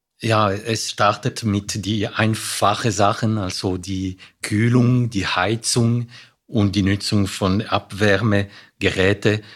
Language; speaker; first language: German; non-native, fluent; French